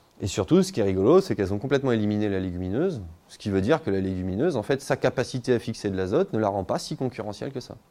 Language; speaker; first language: French; native; French